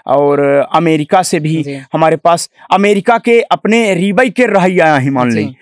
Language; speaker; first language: Hindi; native; Hindi